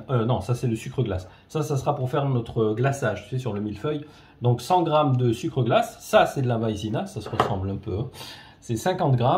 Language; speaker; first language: French; native; French